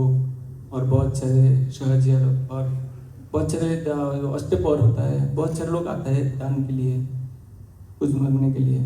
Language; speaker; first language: Hindi; non-native, local second language; Bangla